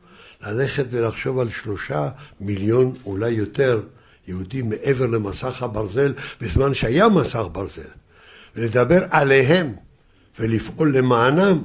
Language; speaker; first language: Hebrew; early bilingual, other home language; Yiddish